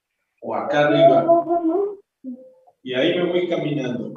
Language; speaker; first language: Spanish; native; Spanish